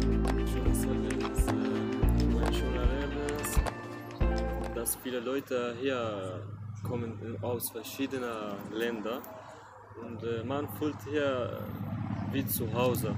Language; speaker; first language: German; non-native, learner; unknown